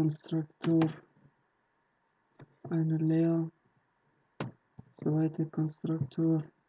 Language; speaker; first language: German; non-native, learner; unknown